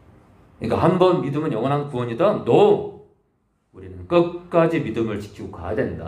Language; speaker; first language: Korean; native; Korean